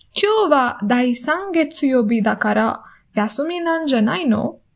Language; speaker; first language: Japanese; non-native, learner; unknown